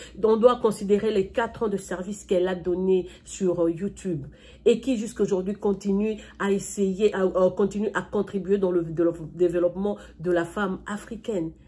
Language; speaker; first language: French; non-native, local second language; Lingala